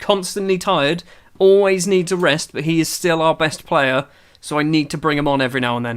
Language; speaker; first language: English; native; English